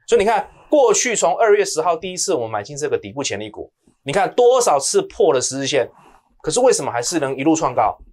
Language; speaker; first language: Chinese; native; Chinese